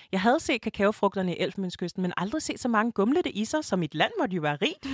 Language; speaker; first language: Danish; early bilingual, other home language; French